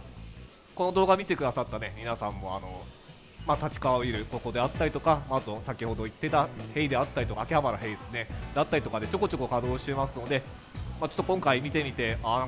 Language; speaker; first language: Japanese; native; Japanese